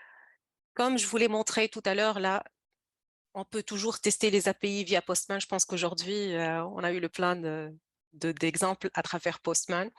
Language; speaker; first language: French; native; French